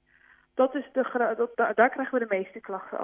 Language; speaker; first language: Dutch; native; Dutch